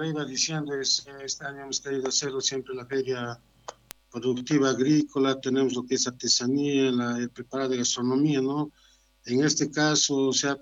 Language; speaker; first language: Spanish; native; Spanish